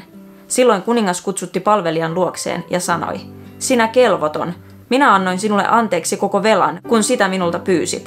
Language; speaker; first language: Finnish; native; Finnish